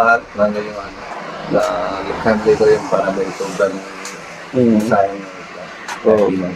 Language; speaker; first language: Filipino; non-native, learner; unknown